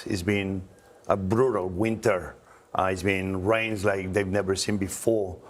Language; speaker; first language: English; non-native, fluent; Spanish